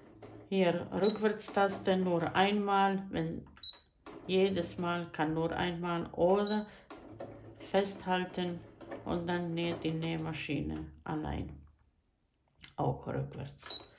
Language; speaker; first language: German; non-native, fluent; Croatian